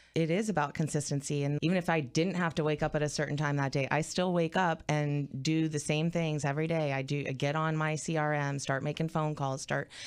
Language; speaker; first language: English; native; English